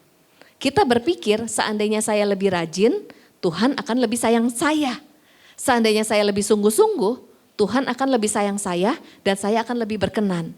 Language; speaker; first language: Indonesian; native; Indonesian